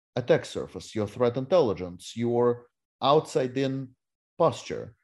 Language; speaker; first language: English; non-native, fluent; Russian